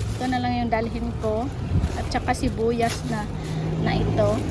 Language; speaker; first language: Filipino; native; Filipino